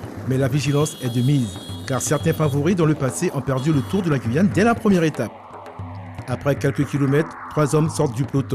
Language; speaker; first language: French; native; French